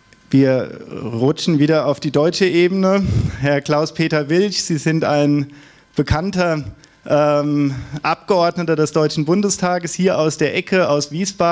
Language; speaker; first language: German; native; German